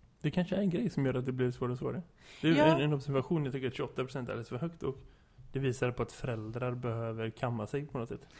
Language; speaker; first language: Swedish; native; Swedish